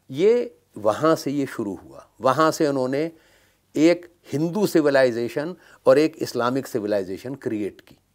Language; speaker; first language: Hindi; native; Hindi